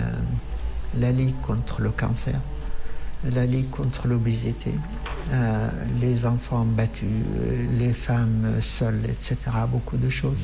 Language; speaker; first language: French; non-native, fluent; Arabic